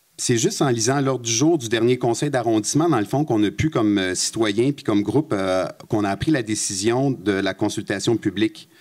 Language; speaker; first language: French; native; French